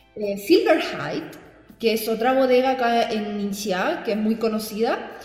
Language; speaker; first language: Spanish; native; Spanish